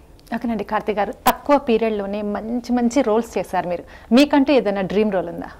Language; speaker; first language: Telugu; native; Telugu